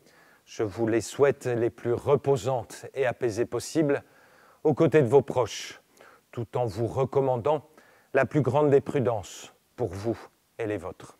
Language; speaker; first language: French; native; French